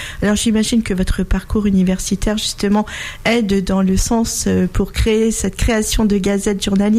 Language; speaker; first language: French; native; French